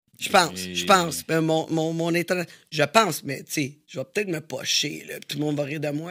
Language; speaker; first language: French; native; French